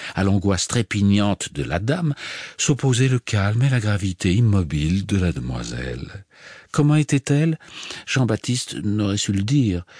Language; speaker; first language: French; native; French